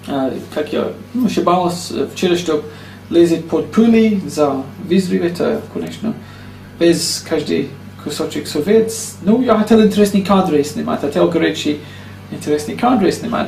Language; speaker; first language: Russian; non-native, learner; English